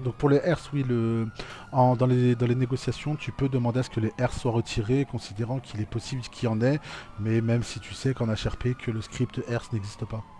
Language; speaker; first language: French; native; French